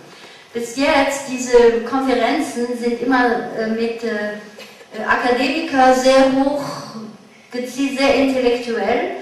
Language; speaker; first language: German; non-native, fluent; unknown